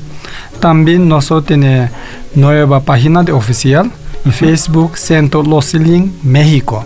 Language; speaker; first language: Spanish; non-native, learner; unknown